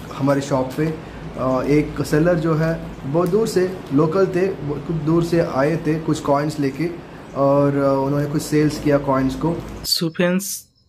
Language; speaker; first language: Hindi; non-native, local second language; Tamil